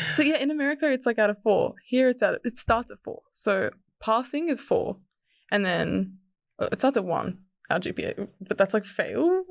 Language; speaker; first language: English; early bilingual, other home language; Serbian